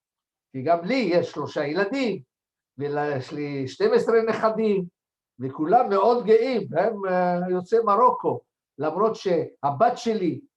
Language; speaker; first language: Hebrew; non-native, fluent; French